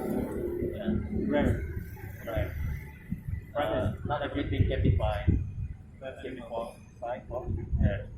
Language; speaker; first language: English; non-native, learner; Indonesian